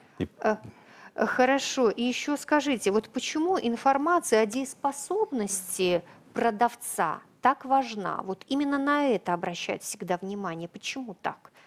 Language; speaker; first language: Russian; native; Russian